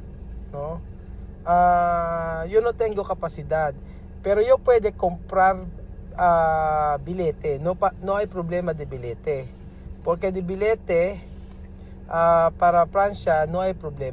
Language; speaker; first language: Spanish; non-native, learner; Filipino